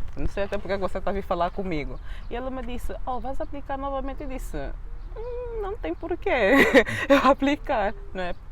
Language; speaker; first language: Portuguese; native; Portuguese